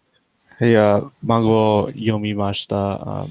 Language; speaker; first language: Japanese; non-native, learner; English